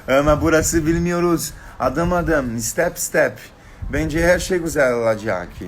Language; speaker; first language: Turkish; non-native, learner; Portuguese